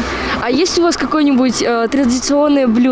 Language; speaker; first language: Russian; native; Russian